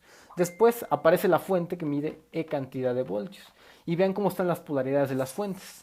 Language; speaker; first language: Spanish; native; Spanish